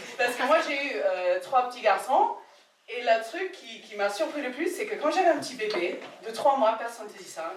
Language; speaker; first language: French; non-native, fluent; English